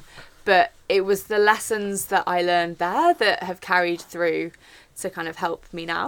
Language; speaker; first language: English; native; English